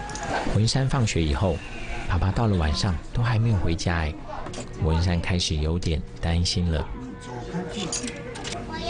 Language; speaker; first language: Chinese; native; Chinese